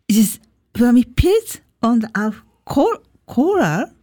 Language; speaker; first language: German; non-native, learner; Japanese